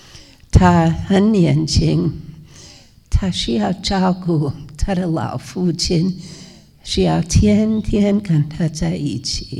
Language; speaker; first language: Chinese; non-native, fluent; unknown